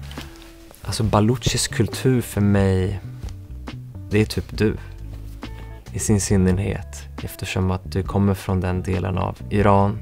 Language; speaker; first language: Swedish; early bilingual, other home language; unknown